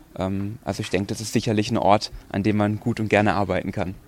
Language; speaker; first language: German; native; German